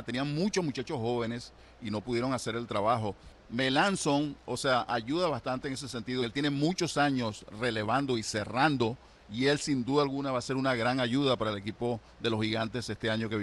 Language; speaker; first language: Spanish; native; Spanish